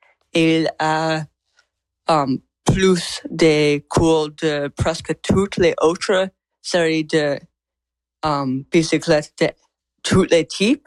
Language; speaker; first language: French; non-native, local second language; English